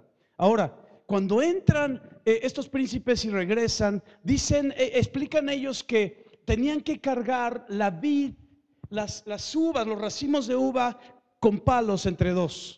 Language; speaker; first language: Spanish; native; Spanish